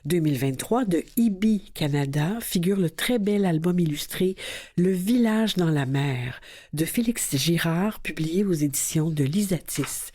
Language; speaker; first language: French; native; French